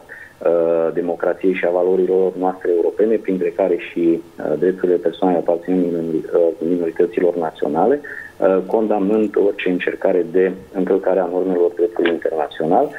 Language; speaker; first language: Romanian; non-native, local second language; Ukrainian